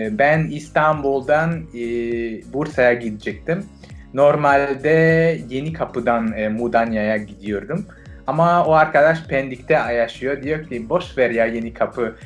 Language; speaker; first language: Turkish; non-native, fluent; French